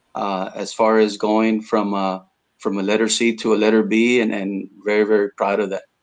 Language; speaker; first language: English; early bilingual, other home language; Spanish